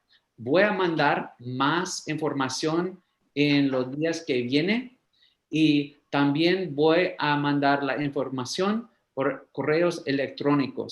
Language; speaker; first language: Spanish; early bilingual, heritage; English